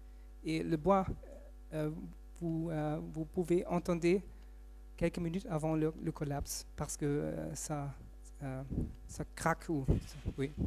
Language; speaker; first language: French; non-native, fluent; German